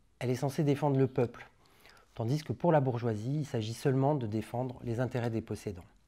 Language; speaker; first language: French; native; French